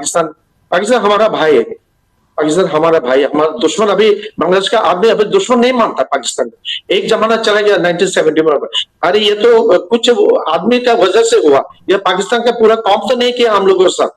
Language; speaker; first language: Hindi; non-native, learner; Bangla